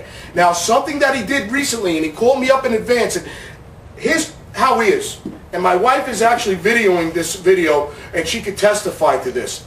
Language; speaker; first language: English; native; English